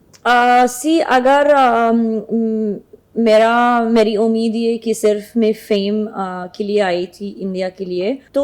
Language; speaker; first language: Hindi; non-native, learner; Arabic